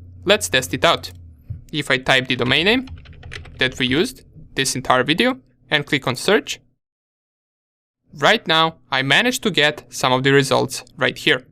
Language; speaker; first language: English; non-native, fluent; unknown